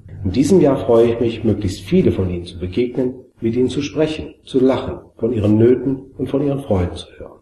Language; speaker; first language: German; native; German